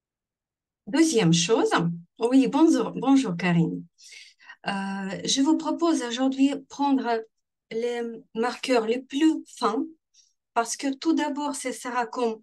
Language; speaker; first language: French; non-native, fluent; Russian